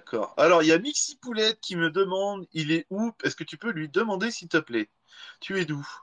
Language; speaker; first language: French; native; French